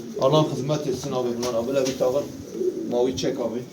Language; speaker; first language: Turkish; native; Turkish